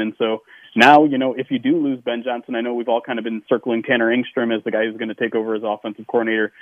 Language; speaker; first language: English; native; English